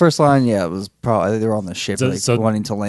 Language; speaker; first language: English; native; English